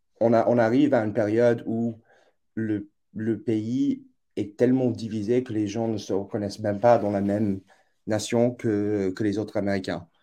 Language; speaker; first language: French; non-native, fluent; English